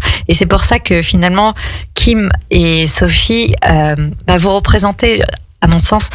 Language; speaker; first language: French; native; French